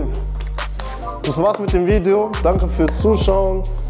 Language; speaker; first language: German; native; German